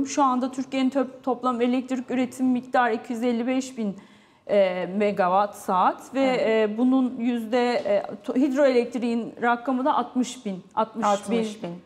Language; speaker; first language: Turkish; native; Turkish